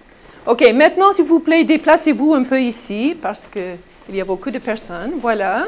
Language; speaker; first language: French; non-native, fluent; English